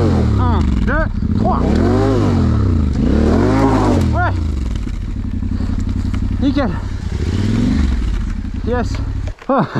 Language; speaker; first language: French; native; French